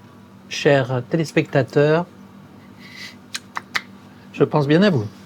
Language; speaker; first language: French; native; French